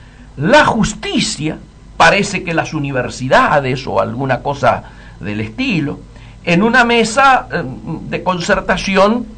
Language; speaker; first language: Spanish; native; Spanish